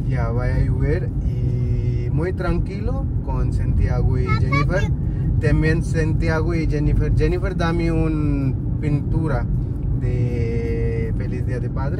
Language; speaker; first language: Spanish; non-native, learner; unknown